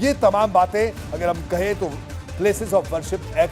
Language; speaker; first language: Hindi; native; Hindi